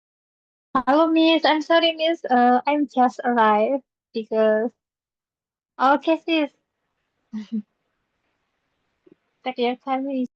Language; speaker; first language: English; non-native, learner; Indonesian